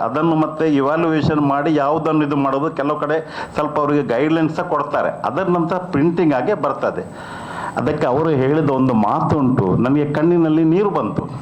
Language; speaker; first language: Kannada; non-native, local second language; Konkani